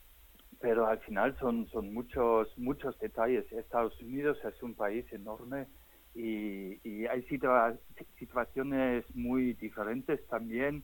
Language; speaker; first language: Spanish; non-native, fluent; German